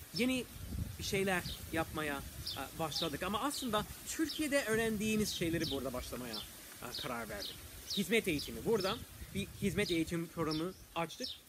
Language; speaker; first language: Turkish; non-native, fluent; English